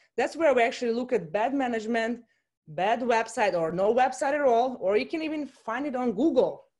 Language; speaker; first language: English; non-native, fluent; Russian